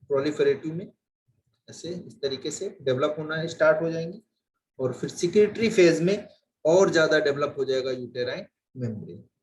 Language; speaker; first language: Hindi; native; Hindi